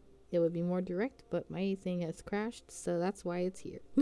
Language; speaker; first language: English; native; English